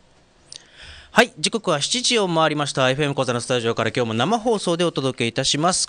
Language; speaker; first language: Japanese; native; Japanese